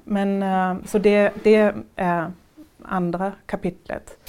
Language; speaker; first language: Swedish; non-native, fluent; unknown